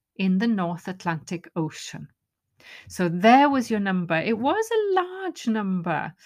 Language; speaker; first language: English; non-native, local second language; Welsh